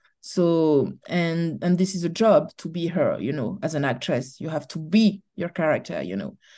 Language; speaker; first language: English; non-native, learner; French